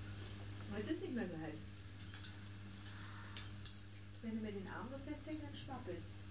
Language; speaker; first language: German; native; German